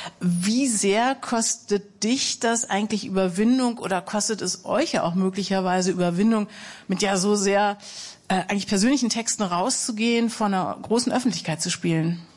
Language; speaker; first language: German; native; German